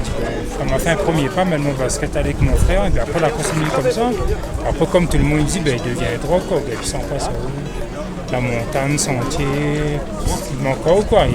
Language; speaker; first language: French; non-native, local second language; Réunion Creole French